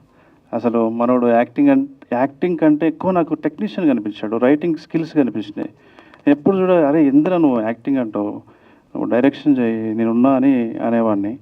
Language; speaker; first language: Telugu; native; Telugu